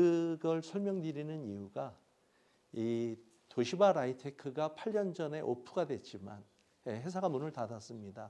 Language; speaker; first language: Korean; native; Korean